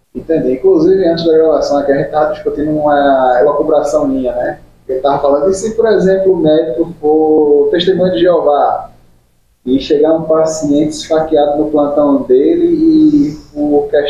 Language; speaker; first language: Portuguese; native; Portuguese